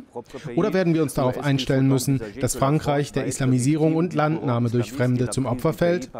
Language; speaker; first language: German; native; German